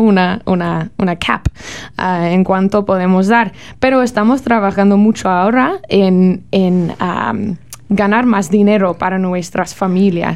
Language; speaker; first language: Spanish; non-native, learner; English